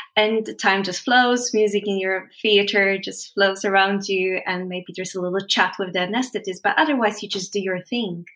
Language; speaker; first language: English; non-native, fluent; Polish